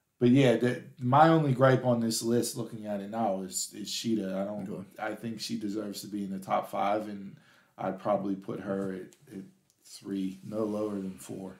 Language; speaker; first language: English; native; English